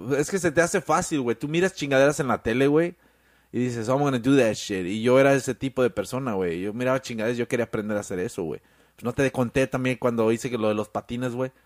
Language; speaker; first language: Spanish; early bilingual, heritage; Spanish